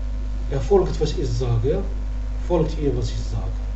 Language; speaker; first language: German; non-native, fluent; Arabic